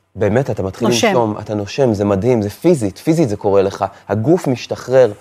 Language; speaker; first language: Hebrew; native; Hebrew